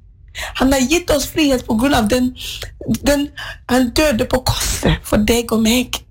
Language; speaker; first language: Norwegian; non-native, fluent; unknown